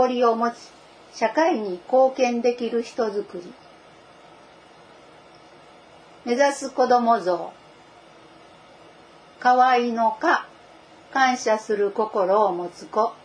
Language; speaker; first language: Japanese; native; Japanese